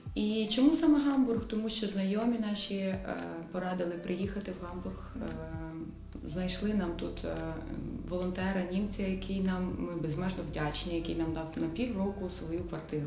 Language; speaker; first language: Ukrainian; native; Ukrainian